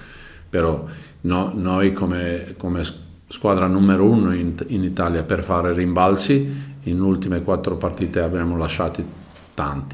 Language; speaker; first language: Italian; non-native, learner; Croatian